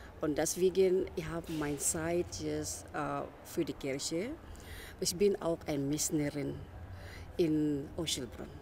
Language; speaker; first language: German; non-native, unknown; Filipino